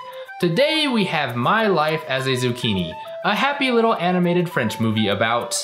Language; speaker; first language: English; native; English